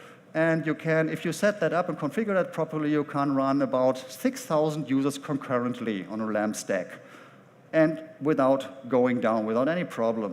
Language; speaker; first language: English; non-native, fluent; German